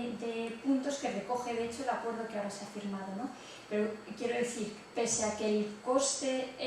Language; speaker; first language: Spanish; native; Spanish